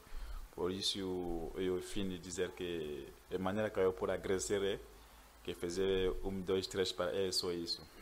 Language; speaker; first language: Portuguese; non-native, learner; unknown